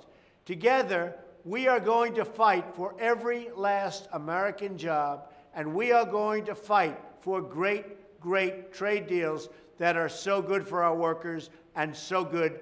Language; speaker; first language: English; native; English